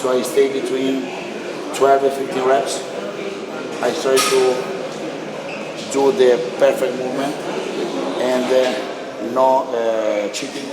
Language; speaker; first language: English; non-native, learner; Italian